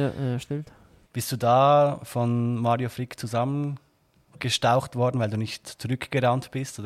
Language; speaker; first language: German; native; German